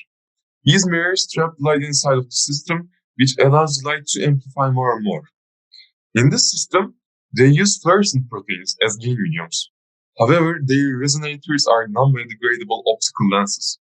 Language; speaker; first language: English; non-native, fluent; Turkish